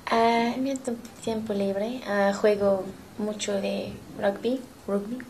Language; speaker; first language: Spanish; non-native, learner; English